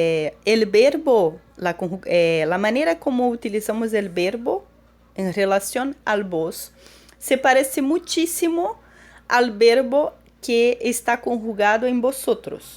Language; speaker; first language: Spanish; non-native, fluent; Portuguese